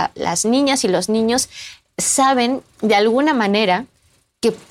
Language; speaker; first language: Spanish; native; Spanish